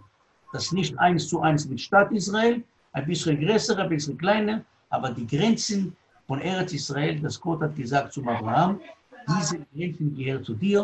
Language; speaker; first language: German; non-native, learner; Hebrew